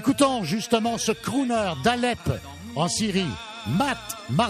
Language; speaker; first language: French; native; French